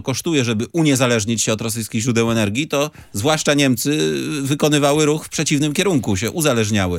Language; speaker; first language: Polish; native; Polish